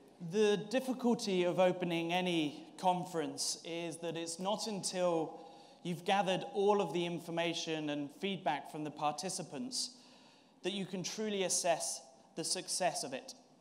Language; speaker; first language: English; native; English